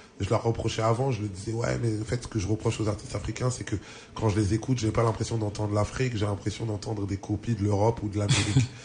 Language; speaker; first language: French; early bilingual, other home language; Lingala